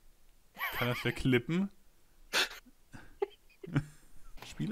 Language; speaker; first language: German; native; German